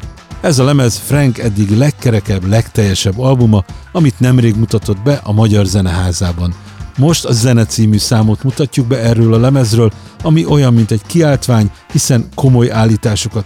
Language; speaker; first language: Hungarian; native; Hungarian